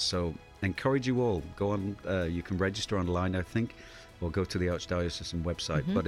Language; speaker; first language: English; native; English